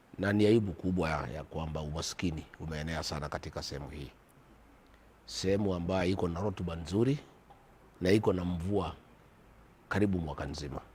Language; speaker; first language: Swahili; non-native, local second language; Kikuyu